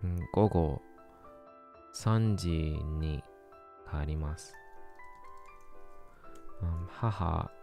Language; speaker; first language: Japanese; non-native, learner; English